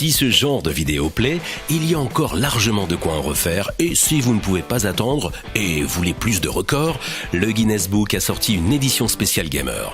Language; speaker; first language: French; native; French